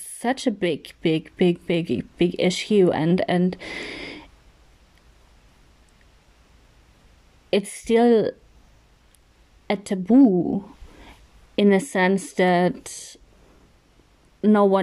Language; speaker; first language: English; non-native, fluent; German